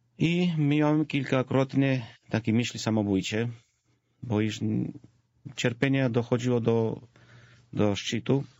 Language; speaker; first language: Polish; non-native, fluent; Georgian